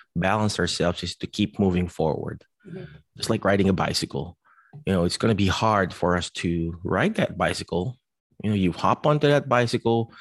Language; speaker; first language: English; non-native, local second language; Filipino